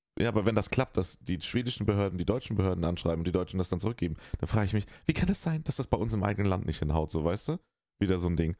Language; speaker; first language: German; native; German